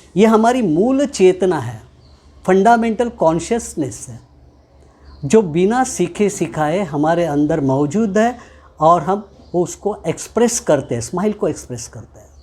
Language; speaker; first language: Hindi; non-native, local second language; Marathi